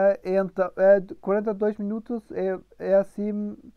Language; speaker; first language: Portuguese; non-native, learner; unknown